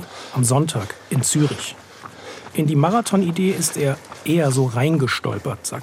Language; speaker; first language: German; native; German